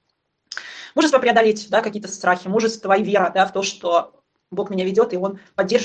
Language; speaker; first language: Russian; native; Russian